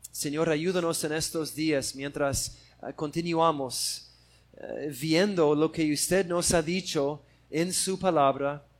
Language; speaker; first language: Spanish; non-native, fluent; English